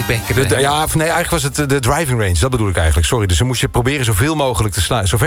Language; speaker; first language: Dutch; native; Dutch